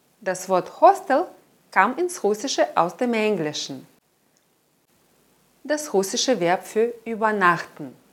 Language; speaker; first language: German; non-native, fluent; Russian